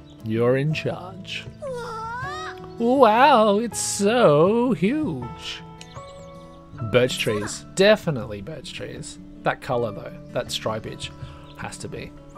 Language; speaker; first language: English; native; English